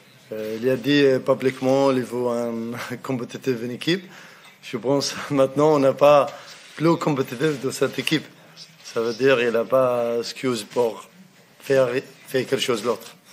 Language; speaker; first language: French; non-native, learner; Arabic